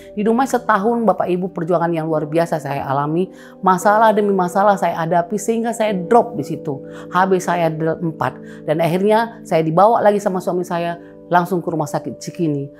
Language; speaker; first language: Indonesian; native; Indonesian